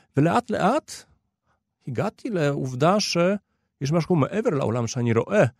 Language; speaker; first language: Hebrew; non-native, fluent; Polish